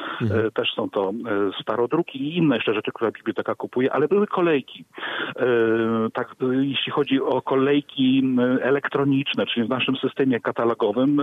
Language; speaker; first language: Polish; native; Polish